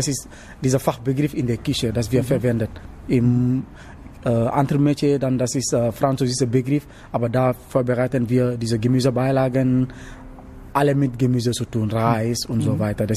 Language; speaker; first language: German; non-native, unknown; Wolof